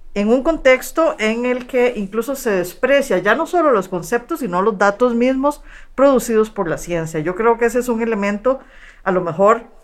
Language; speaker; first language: Spanish; native; Spanish